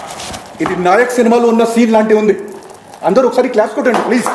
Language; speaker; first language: Telugu; non-native, fluent; Hindi